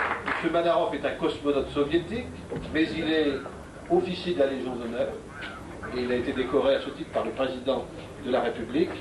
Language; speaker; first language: French; native; French